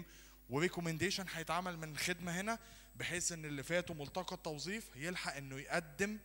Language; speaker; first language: Arabic; native; Arabic